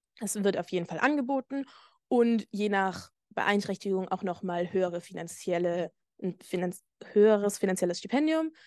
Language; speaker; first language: German; native; German